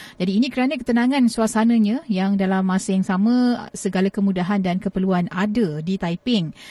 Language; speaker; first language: Malay; native; Malay